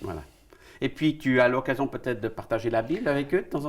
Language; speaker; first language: French; native; French